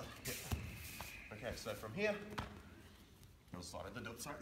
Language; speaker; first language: English; native; English